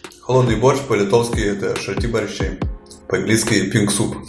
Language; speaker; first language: Russian; non-native, local second language; Lithuanian